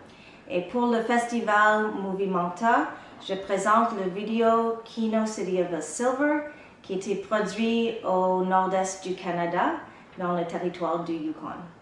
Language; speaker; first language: French; non-native, local second language; English